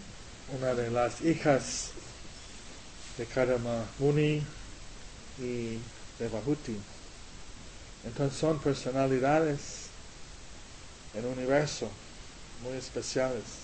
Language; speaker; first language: Spanish; non-native, learner; English